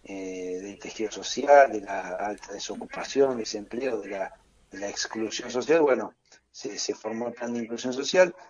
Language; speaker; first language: Spanish; native; Spanish